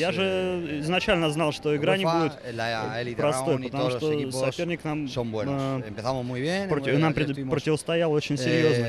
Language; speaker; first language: Russian; native; Russian